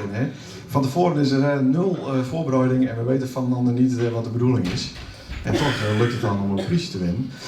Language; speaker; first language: Dutch; native; Dutch